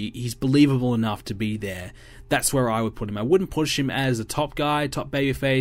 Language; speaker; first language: English; native; English